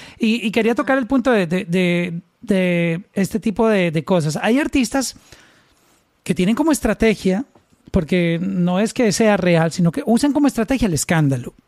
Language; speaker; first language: Spanish; native; Spanish